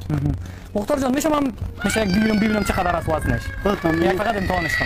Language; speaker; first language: Persian; native; Persian